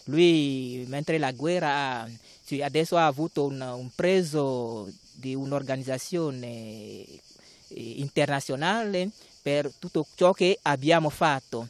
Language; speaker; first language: Italian; non-native, learner; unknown